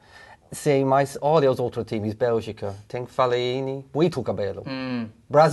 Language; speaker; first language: Portuguese; non-native, learner; English